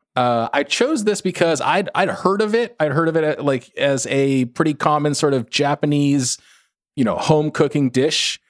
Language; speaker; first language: English; native; English